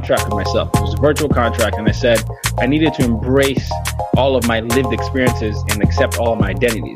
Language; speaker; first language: English; non-native, local second language; Yoruba